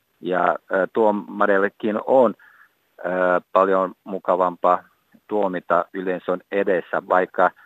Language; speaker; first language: Finnish; non-native, fluent; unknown